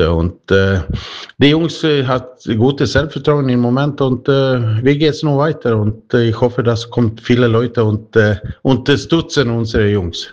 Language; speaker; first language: German; non-native, fluent; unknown